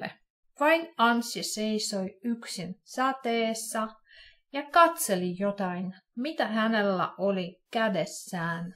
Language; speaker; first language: Finnish; non-native, fluent; Russian